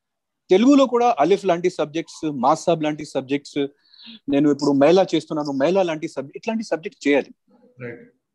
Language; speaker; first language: Telugu; non-native, local second language; Hindi